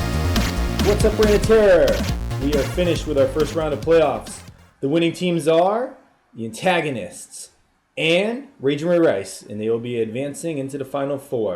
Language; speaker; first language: English; native; English